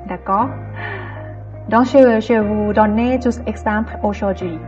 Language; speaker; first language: French; non-native, fluent; Thai